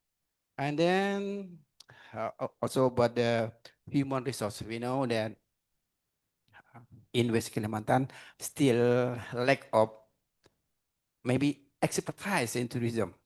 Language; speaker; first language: English; non-native, learner; Indonesian